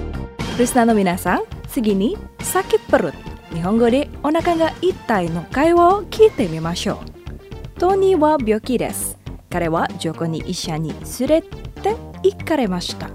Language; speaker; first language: Japanese; non-native, fluent; Indonesian